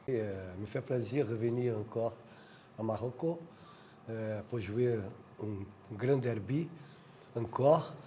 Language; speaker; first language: French; non-native, fluent; Portuguese